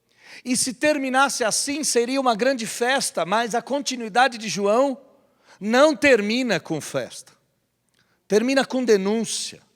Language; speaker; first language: Portuguese; native; Portuguese